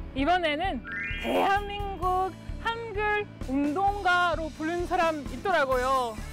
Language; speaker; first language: Korean; non-native, fluent; French